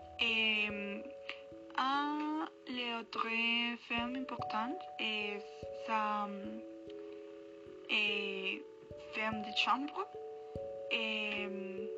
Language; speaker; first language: French; non-native, learner; Spanish